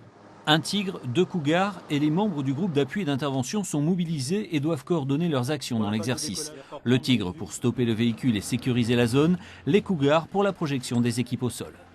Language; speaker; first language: French; native; French